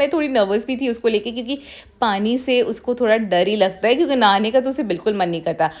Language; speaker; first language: Hindi; non-native, local second language; Bangla